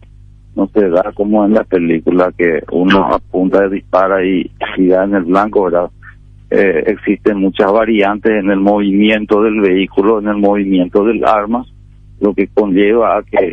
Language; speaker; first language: Spanish; native; Spanish